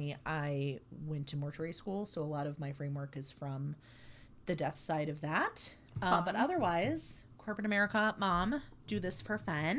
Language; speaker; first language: English; native; English